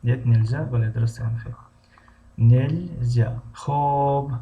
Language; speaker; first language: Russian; non-native, fluent; Tajik